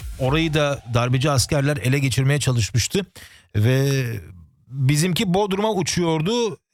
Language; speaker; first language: Turkish; early bilingual, heritage; Turkish